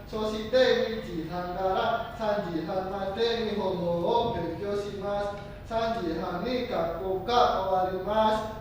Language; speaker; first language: Japanese; non-native, learner; Indonesian